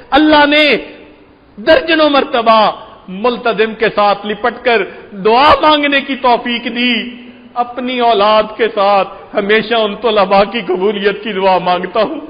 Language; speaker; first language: Urdu; non-native, local second language; Punjabi